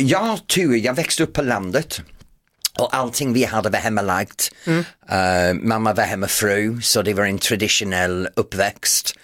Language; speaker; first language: Swedish; non-native, fluent; English